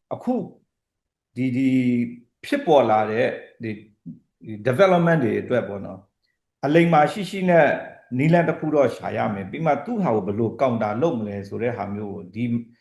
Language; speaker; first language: Burmese; native; Burmese